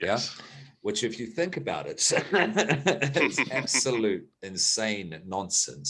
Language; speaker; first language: English; native; English